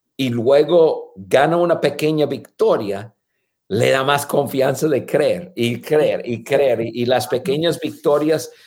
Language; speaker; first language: Spanish; non-native, fluent; English